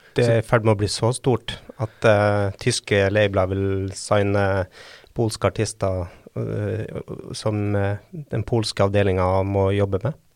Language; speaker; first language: Norwegian; native; Norwegian